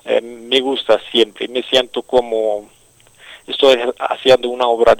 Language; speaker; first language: Spanish; non-native, local second language; Arabic